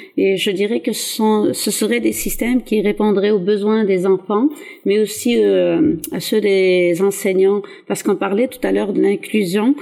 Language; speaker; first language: French; early bilingual, other home language; Arabic